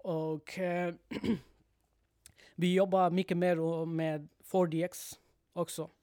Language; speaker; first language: Swedish; non-native, learner; Bangla